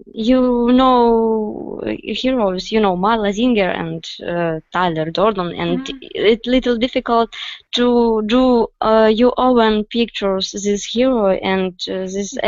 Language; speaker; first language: English; non-native, learner; Russian